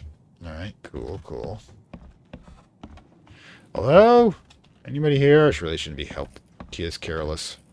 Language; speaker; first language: English; native; English